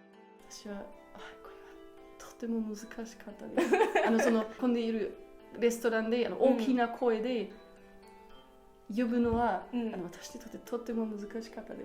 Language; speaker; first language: Japanese; non-native, learner; German